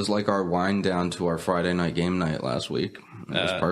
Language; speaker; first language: English; native; English